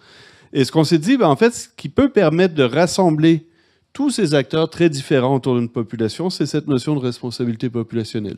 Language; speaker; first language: French; native; French